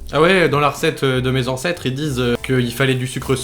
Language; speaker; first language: French; native; French